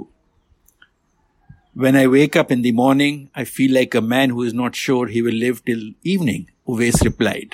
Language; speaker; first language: English; non-native, local second language; Hindi